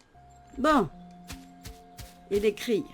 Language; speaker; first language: French; native; French